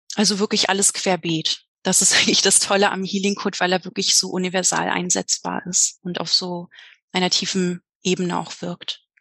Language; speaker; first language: German; native; German